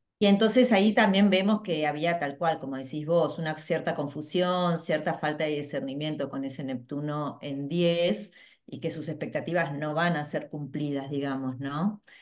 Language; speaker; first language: Spanish; native; Spanish